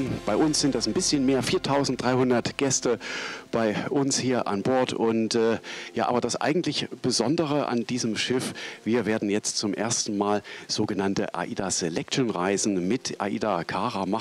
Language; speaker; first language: German; native; German